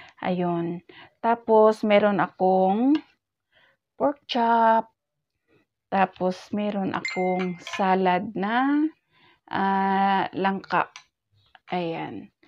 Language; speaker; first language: Filipino; non-native, local second language; Cebuano